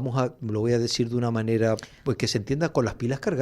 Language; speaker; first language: Spanish; native; Spanish